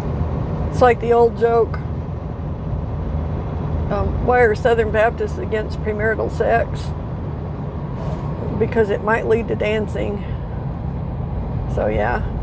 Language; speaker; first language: English; native; English